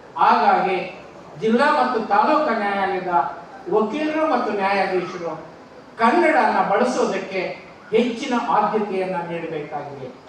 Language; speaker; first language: Kannada; non-native, local second language; Telugu